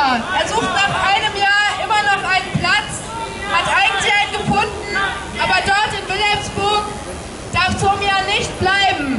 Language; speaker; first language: German; native; German